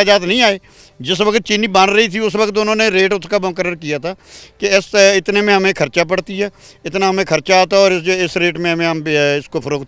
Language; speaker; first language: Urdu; non-native, local second language; Punjabi